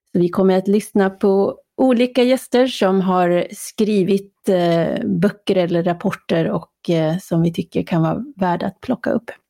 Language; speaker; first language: Swedish; native; Swedish